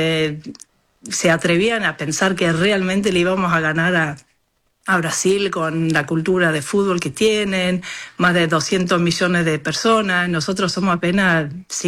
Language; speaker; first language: Spanish; non-native, fluent; Norwegian